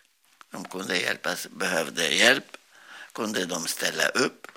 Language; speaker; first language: Swedish; non-native, learner; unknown